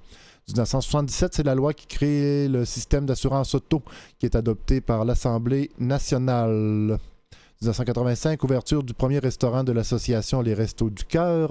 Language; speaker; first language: French; native; French